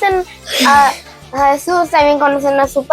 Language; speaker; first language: Spanish; early bilingual, heritage; Spanish